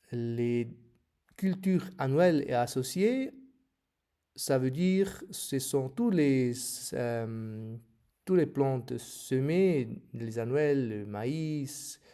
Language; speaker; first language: French; non-native, learner; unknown